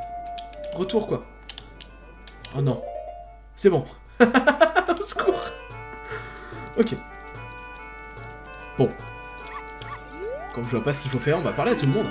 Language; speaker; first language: French; native; French